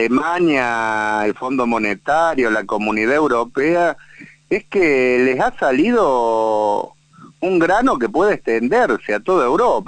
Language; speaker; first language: Spanish; native; Spanish